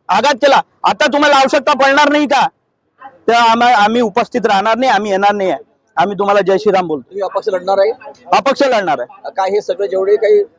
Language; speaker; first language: Marathi; non-native, local second language; Hindi